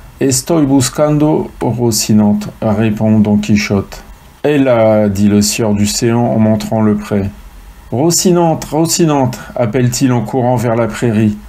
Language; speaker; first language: French; native; French